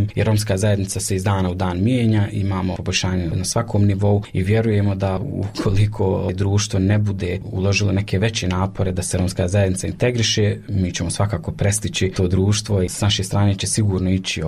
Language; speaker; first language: Serbian; native; Serbian